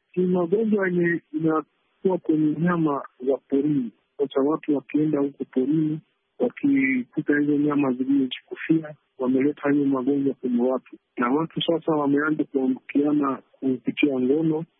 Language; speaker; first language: Swahili; native; Swahili